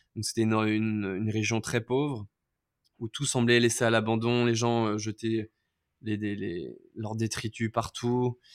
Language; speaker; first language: French; native; French